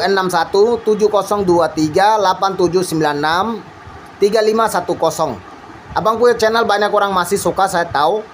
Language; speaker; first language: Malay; non-native, learner; Bangla